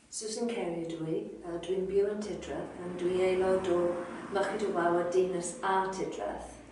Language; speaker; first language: Welsh; non-native, local second language; English